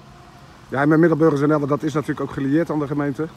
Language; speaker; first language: Dutch; native; Dutch